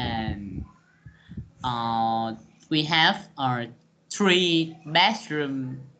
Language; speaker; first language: English; non-native, learner; Vietnamese